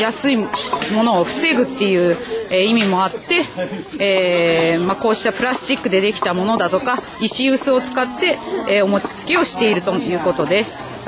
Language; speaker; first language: Japanese; native; Japanese